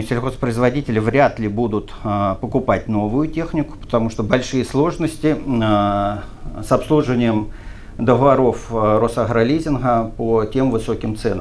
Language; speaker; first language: Russian; native; Russian